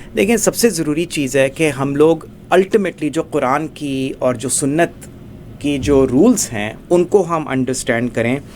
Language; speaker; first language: Urdu; native; Urdu